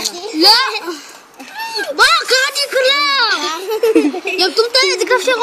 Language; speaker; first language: Hebrew; native; Hebrew